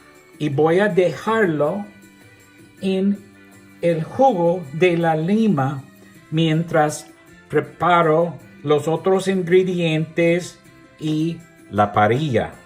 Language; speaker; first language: Spanish; non-native, learner; English